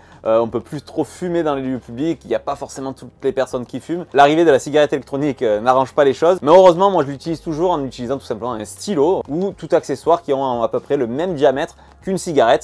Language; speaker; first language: French; native; French